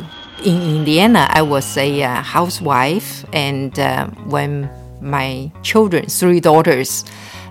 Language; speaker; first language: English; non-native, local second language; Cantonese